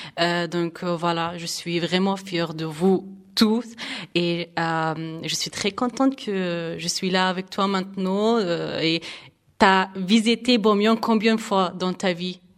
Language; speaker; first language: French; non-native, fluent; Persian